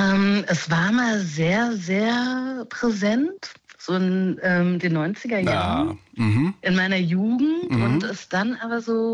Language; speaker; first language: German; native; German